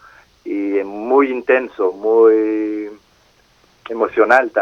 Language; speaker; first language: Spanish; non-native, fluent; French